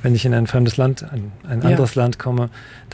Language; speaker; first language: German; native; German